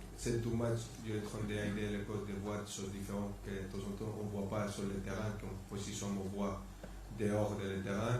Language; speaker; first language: French; non-native, fluent; Spanish